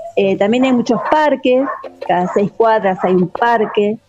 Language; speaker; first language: Spanish; native; Spanish